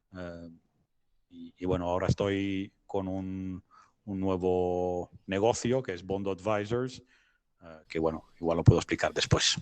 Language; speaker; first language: Spanish; non-native, fluent; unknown